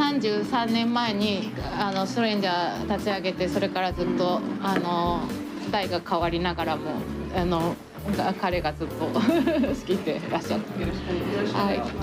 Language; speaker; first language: Japanese; native; Japanese